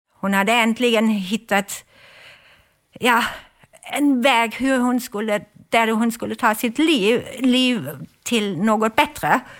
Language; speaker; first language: Swedish; non-native, fluent; German